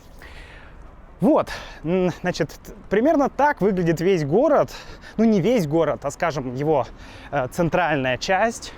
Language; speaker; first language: Russian; native; Russian